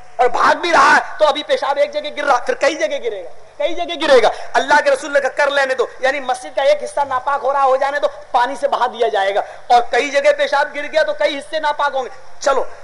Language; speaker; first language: Urdu; native; Urdu